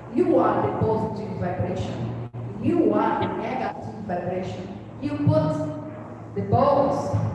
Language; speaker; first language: English; non-native, learner; Portuguese